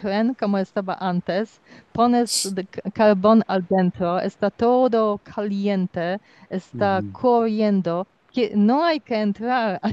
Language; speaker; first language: Spanish; non-native, learner; Polish